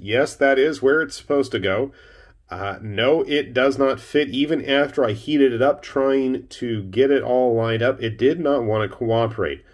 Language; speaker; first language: English; native; English